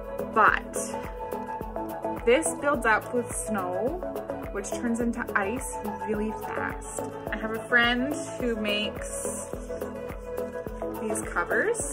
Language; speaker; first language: English; native; English